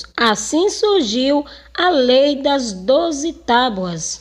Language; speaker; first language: Portuguese; native; Portuguese